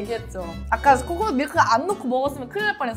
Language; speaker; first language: Korean; non-native, fluent; Thai